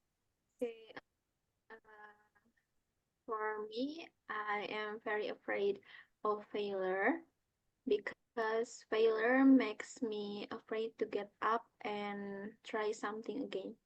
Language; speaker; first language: English; non-native, learner; Indonesian